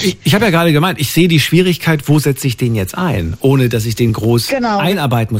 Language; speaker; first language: German; native; German